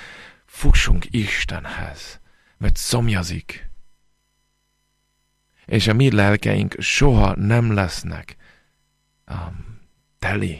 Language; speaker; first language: Hungarian; non-native, fluent; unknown